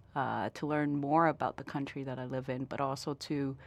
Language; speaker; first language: English; early bilingual, other home language; Vietnamese